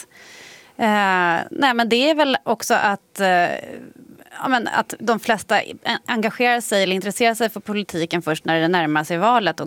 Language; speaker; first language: Swedish; native; Swedish